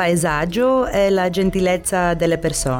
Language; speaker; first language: Italian; non-native, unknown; Greek